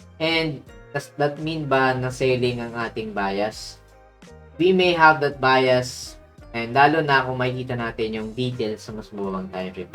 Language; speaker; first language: Filipino; native; Filipino